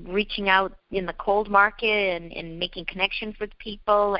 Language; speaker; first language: English; native; English